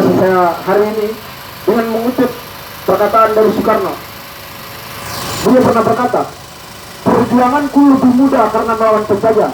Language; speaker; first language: Indonesian; native; Indonesian